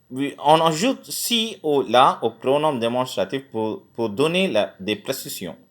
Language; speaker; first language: French; non-native, fluent; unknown